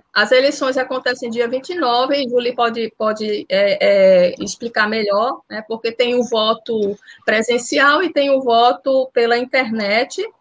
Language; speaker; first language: Portuguese; non-native, fluent; French